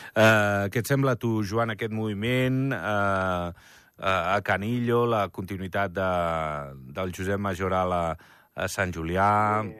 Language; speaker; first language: Catalan; native; Catalan